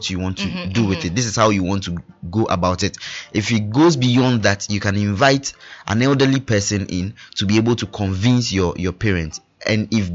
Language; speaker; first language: English; non-native, local second language; Ewe